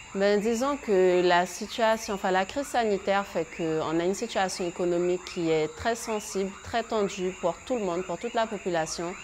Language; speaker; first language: French; native; French